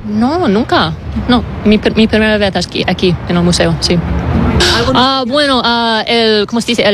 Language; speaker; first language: Spanish; non-native, learner; English